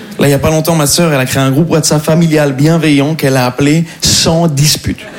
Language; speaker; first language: French; non-native, local second language; Arabic